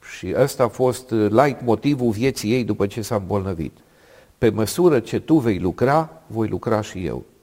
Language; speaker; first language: Romanian; native; Romanian